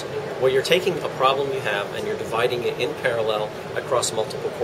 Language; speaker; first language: English; native; English